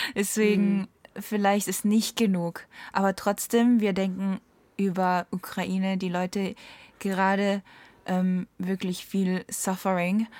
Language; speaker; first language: German; non-native, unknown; Japanese